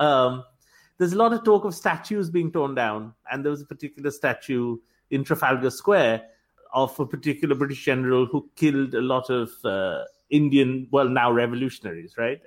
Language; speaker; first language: English; non-native, local second language; Bangla